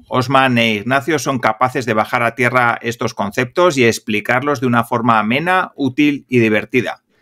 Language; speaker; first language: Spanish; native; Spanish